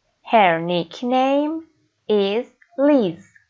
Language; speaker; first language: English; non-native, fluent; Persian